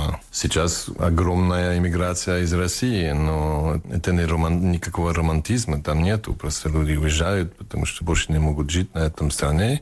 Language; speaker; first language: Russian; non-native, fluent; English